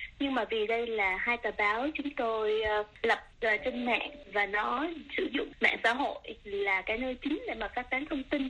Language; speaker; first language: Vietnamese; early bilingual, other home language; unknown